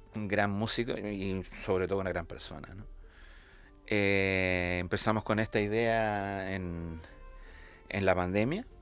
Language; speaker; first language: Spanish; native; Spanish